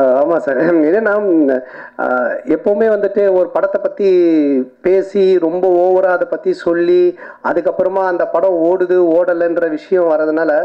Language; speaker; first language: Tamil; native; Tamil